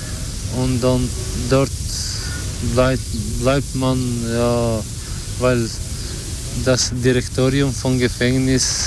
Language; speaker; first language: German; non-native, learner; Albanian